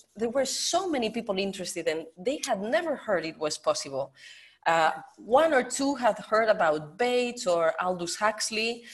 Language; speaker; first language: English; non-native, fluent; Spanish